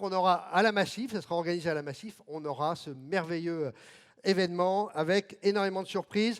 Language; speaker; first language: French; native; French